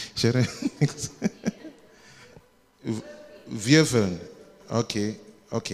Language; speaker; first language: German; non-native, learner; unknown